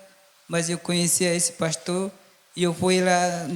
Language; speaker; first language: Portuguese; non-native, local second language; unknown